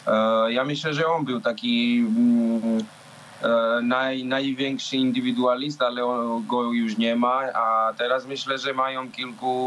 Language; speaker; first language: Polish; non-native, learner; Georgian